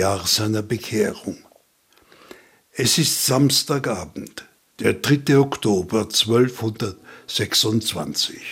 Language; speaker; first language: German; native; German